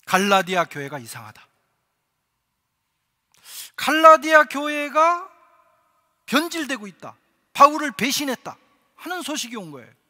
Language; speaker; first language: Korean; native; Korean